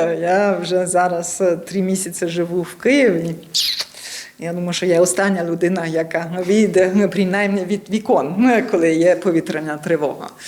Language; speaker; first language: Ukrainian; non-native, learner; German